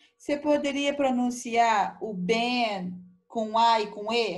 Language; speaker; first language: Portuguese; native; Portuguese